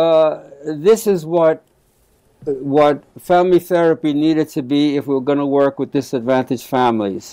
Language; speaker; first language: English; early bilingual, other home language; Spanish